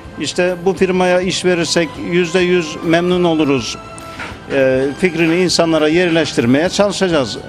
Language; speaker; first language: Turkish; native; Turkish